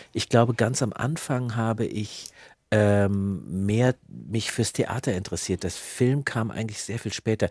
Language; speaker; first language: German; native; German